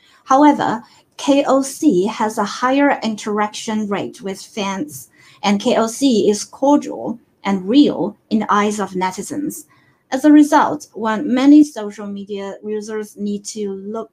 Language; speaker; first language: English; non-native, fluent; Chinese